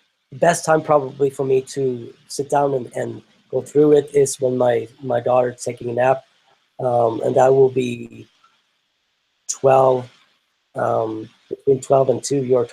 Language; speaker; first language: English; non-native, fluent; Swedish